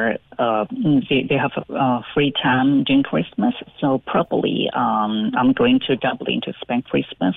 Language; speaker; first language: English; non-native, fluent; Chinese